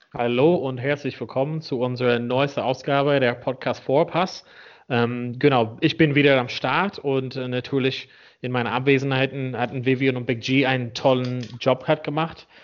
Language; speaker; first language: German; non-native, fluent; English